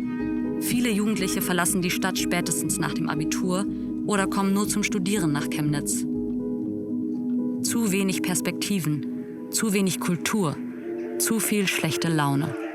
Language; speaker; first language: German; native; German